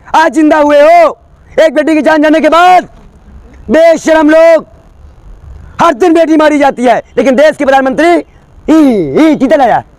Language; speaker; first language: Hindi; native; Hindi